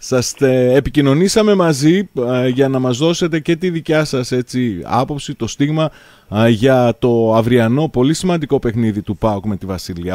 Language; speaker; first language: Greek; native; Greek